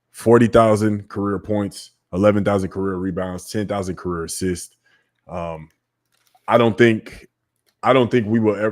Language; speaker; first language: English; native; English